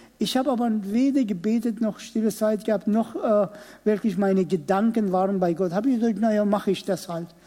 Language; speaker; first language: German; non-native, fluent; Persian